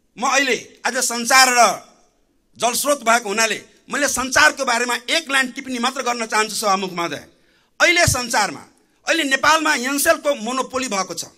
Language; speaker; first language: Nepali; non-native, local second language; Maithili